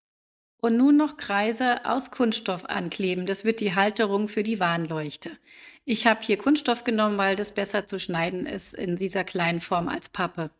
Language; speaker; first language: German; native; German